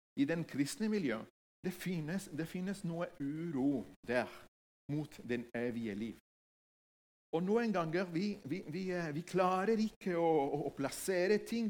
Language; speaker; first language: Norwegian; non-native, fluent; Spanish